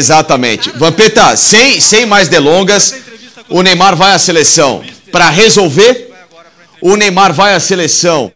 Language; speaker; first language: Portuguese; native; Portuguese